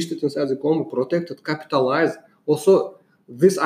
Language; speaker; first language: English; non-native, learner; Uzbek